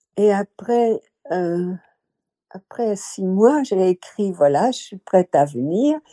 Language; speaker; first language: French; non-native, fluent; Dutch